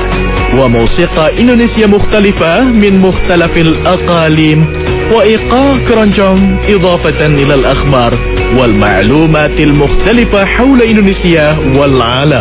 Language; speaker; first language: Arabic; non-native, fluent; Indonesian